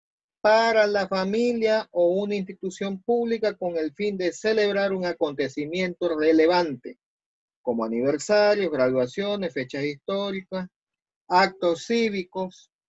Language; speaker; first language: Spanish; native; Spanish